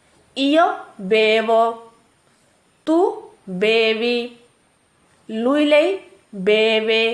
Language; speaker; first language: Italian; non-native, fluent; Urdu